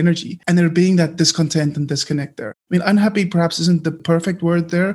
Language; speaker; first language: English; non-native, local second language; Afrikaans